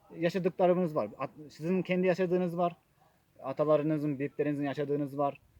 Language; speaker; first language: Turkish; non-native, fluent; Japanese